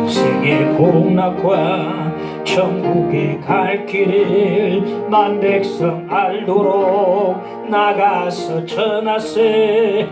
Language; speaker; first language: Korean; native; Korean